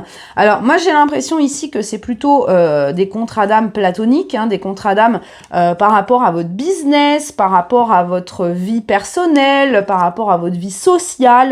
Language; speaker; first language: French; native; French